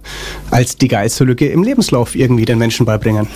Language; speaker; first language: German; native; German